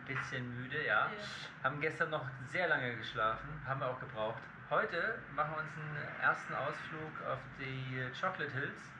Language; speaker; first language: German; native; German